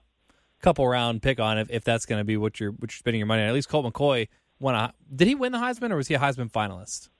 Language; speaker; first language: English; native; English